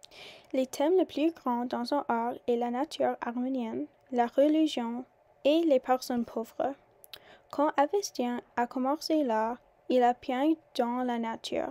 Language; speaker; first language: French; non-native, learner; English